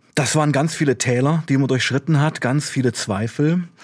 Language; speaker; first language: German; native; German